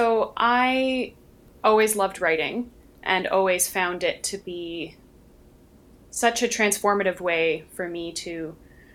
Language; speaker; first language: English; native; English